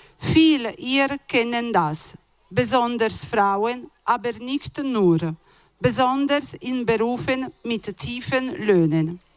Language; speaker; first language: German; non-native, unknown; Italian